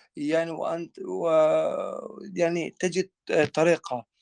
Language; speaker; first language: Arabic; non-native, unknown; Albanian